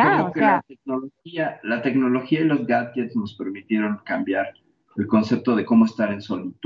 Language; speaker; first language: Spanish; native; Spanish